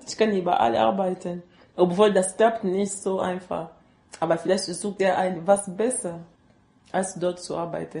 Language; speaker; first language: German; non-native, learner; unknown